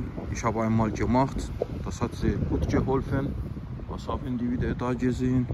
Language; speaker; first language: German; non-native, fluent; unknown